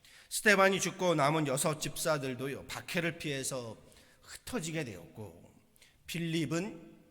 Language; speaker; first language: Korean; native; Korean